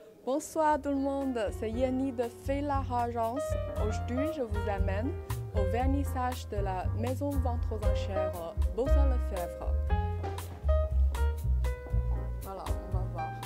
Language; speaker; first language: French; non-native, fluent; Chinese